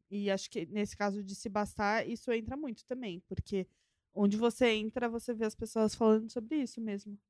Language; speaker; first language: Portuguese; native; Portuguese